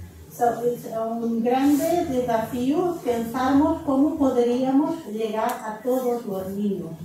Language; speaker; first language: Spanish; non-native, learner; Portuguese